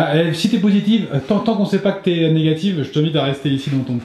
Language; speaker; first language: French; native; French